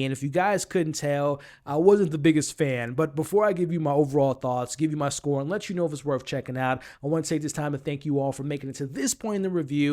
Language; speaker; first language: English; native; English